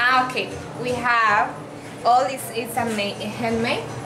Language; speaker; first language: English; non-native, learner; Spanish